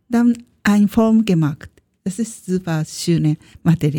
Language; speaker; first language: German; non-native, learner; Japanese